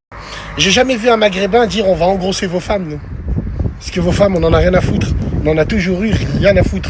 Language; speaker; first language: French; native; French